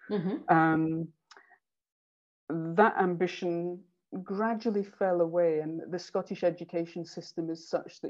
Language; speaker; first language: English; native; English